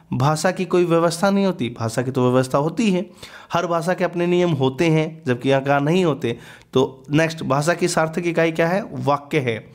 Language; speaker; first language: Hindi; native; Hindi